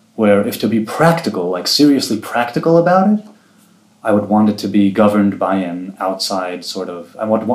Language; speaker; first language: English; early bilingual, other home language; Hebrew